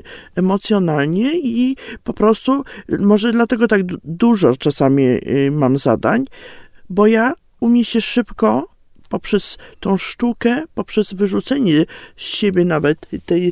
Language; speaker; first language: Polish; native; Polish